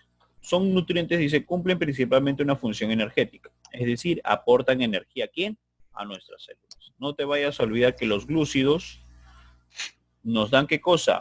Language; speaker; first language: Spanish; native; Spanish